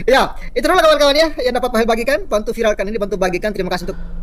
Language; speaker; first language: Indonesian; native; Indonesian